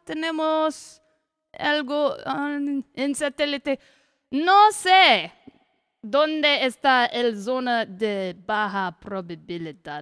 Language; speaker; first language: Spanish; non-native, learner; English